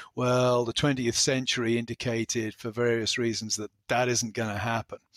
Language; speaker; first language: English; native; English